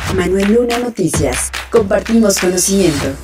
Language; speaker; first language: Spanish; native; Spanish